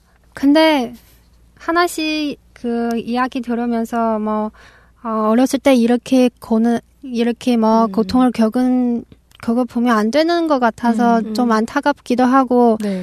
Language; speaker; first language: Korean; non-native, learner; Chinese